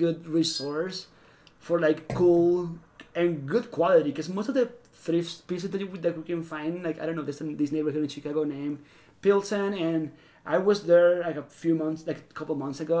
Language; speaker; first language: English; non-native, fluent; Spanish